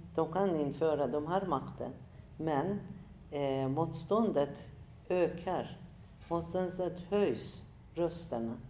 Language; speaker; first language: Swedish; non-native, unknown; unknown